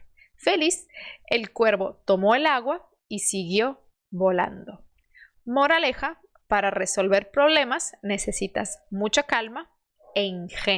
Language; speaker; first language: Spanish; non-native, fluent; Portuguese